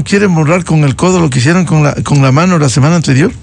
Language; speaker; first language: Spanish; native; Spanish